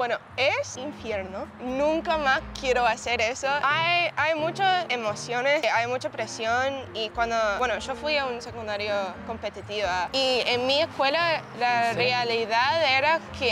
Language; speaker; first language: Spanish; early bilingual, heritage; Spanish